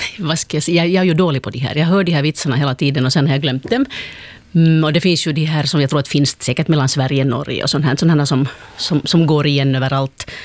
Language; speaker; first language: Swedish; native; Swedish